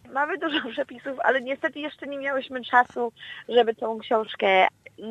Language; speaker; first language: Polish; early bilingual, heritage; Polish